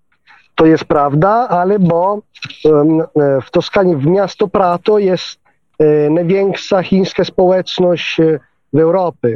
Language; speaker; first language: Polish; non-native, fluent; Italian